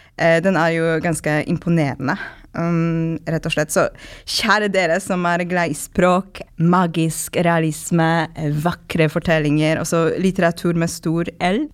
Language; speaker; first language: Norwegian; non-native, fluent; Polish